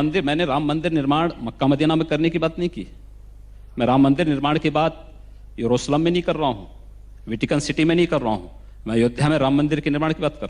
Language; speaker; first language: Hindi; native; Hindi